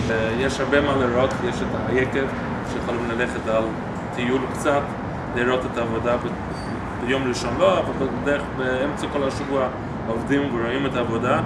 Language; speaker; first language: Hebrew; non-native, fluent; English